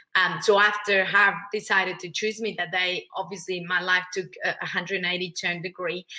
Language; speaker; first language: English; non-native, fluent; Spanish